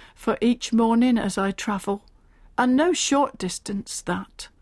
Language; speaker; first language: English; native; English